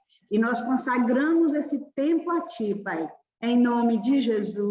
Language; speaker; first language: Portuguese; native; Portuguese